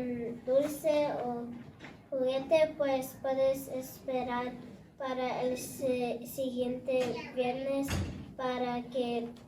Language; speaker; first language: Spanish; early bilingual, heritage; Spanish